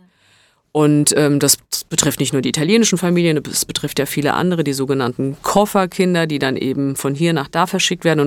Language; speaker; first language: German; early bilingual, other home language; Italian